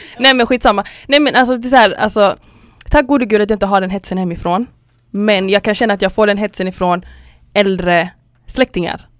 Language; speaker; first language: Swedish; early bilingual, other home language; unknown